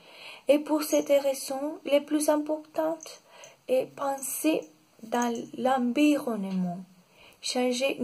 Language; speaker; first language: French; non-native, learner; Spanish